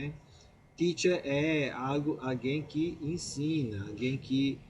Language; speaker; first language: Portuguese; non-native, fluent; Italian